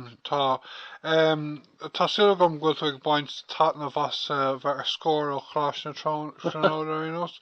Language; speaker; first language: Irish; non-native, local second language; English